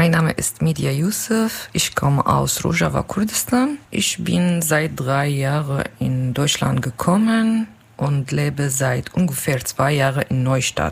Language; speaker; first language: German; non-native, learner; Kurdish